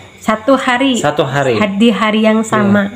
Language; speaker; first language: Indonesian; native; Indonesian